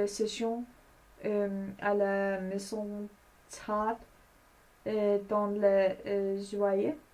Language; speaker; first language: French; non-native, learner; Danish